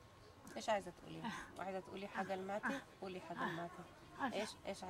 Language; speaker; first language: Arabic; native; Arabic